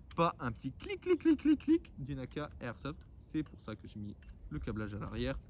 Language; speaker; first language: French; non-native, fluent; Ukrainian